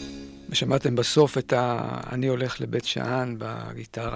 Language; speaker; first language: Hebrew; native; Hebrew